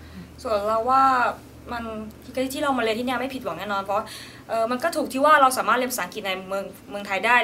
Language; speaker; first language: Thai; native; Thai